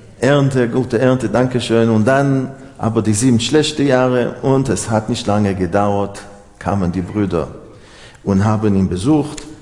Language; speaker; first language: German; non-native, fluent; Hebrew